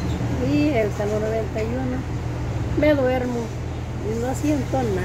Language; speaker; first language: Spanish; native; Spanish